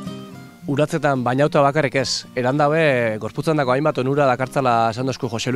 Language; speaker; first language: Basque; native; Basque